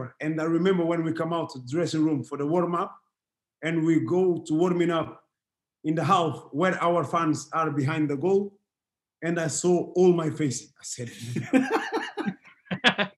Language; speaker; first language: English; non-native, fluent; Portuguese